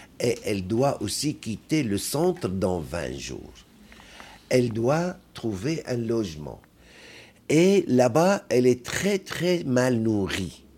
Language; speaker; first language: French; non-native, fluent; Arabic